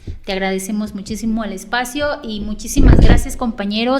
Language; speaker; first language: Spanish; native; Spanish